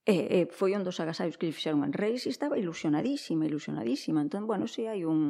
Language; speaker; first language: Galician; native; Galician